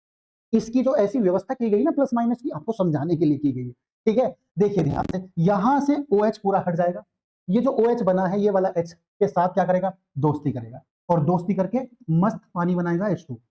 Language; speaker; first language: Hindi; native; Hindi